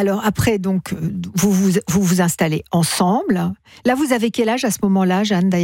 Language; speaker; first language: French; native; French